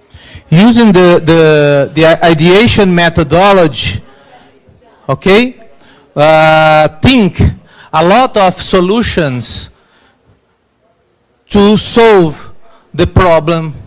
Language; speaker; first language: English; non-native, learner; Portuguese